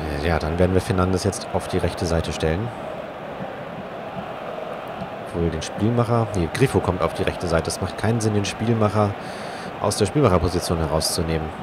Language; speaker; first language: German; native; German